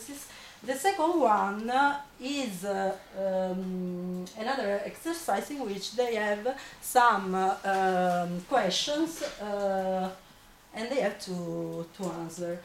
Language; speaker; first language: English; non-native, fluent; Italian